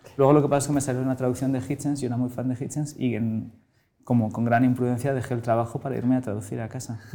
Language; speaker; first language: Spanish; native; Spanish